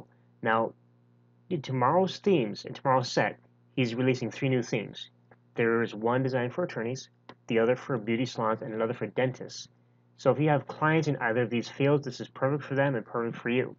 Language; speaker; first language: English; native; English